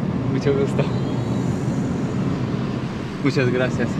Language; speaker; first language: Spanish; non-native, learner; Turkish